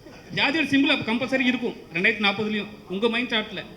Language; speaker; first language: Tamil; native; Tamil